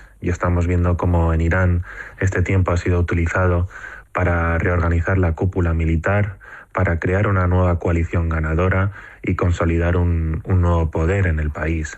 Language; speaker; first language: Spanish; native; Spanish